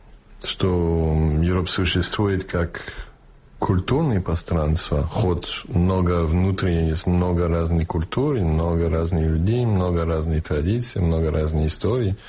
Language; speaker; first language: Russian; non-native, fluent; English